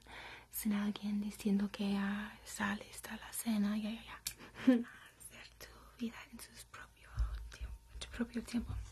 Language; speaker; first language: Spanish; non-native, learner; English